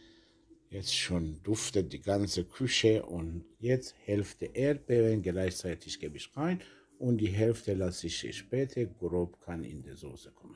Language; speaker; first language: German; non-native, learner; Persian